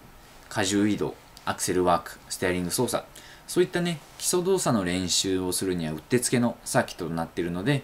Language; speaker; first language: Japanese; native; Japanese